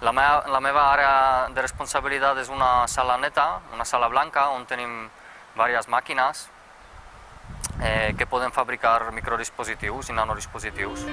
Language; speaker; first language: Catalan; non-native, fluent; Czech